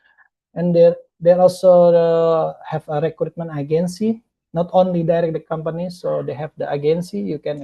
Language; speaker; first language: English; non-native, fluent; Indonesian